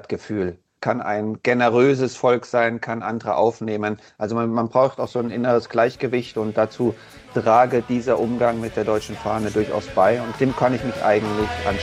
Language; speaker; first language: German; native; German